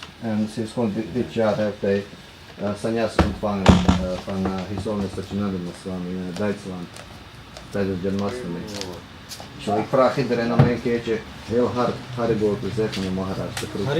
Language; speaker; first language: Dutch; non-native, fluent; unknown